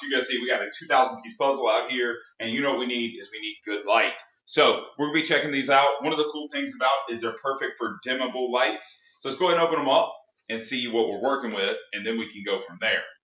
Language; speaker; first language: English; native; English